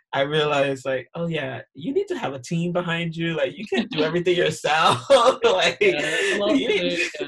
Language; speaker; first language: English; native; English